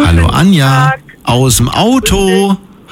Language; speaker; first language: German; native; German